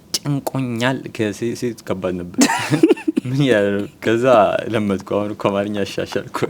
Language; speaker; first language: Amharic; early bilingual, heritage; Amharic